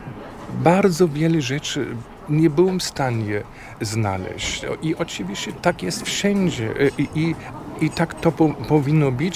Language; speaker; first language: Polish; non-native, fluent; German